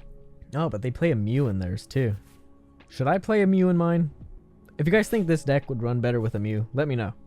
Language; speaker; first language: English; native; English